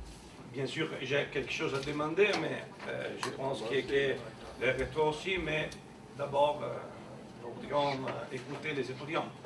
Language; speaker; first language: French; non-native, fluent; Italian